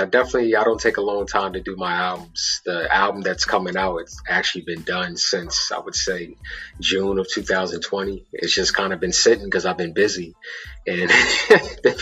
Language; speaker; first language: English; native; English